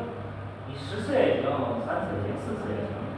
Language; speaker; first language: Chinese; native; Chinese